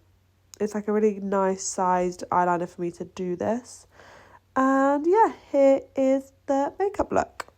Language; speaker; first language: English; native; English